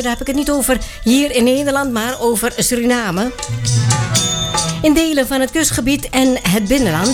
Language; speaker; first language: Dutch; native; Dutch